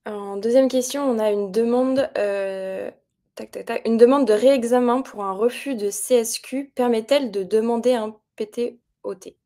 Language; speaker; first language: French; native; French